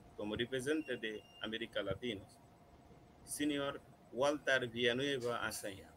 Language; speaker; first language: Spanish; non-native, learner; Bangla